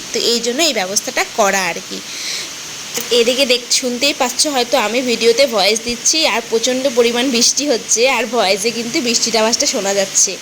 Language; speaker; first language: Bangla; native; Bangla